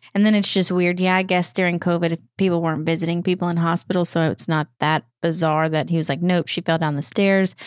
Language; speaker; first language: English; native; English